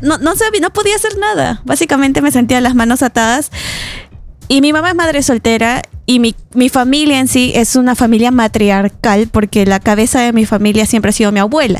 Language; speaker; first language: Spanish; native; Spanish